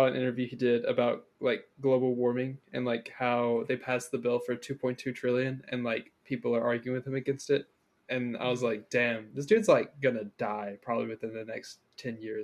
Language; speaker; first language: English; native; English